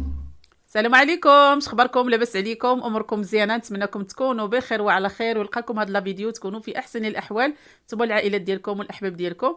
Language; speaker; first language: Arabic; native; Arabic